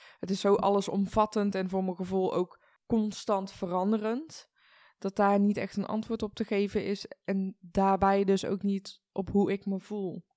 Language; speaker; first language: Dutch; early bilingual, other home language; Persian